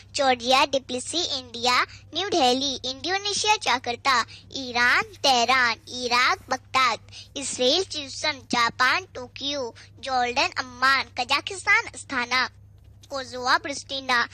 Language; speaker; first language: Hindi; native; Hindi